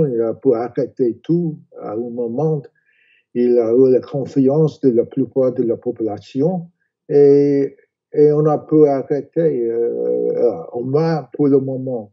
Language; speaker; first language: French; non-native, fluent; English